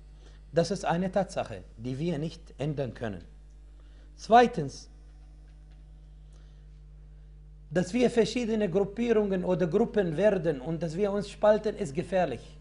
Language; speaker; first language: German; non-native, fluent; Arabic